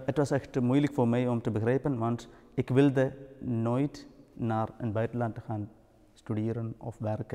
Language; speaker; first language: Dutch; non-native, fluent; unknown